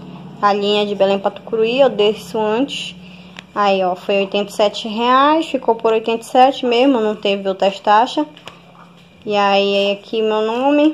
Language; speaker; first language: Portuguese; native; Portuguese